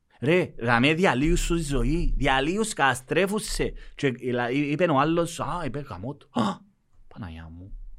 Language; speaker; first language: Greek; native; Greek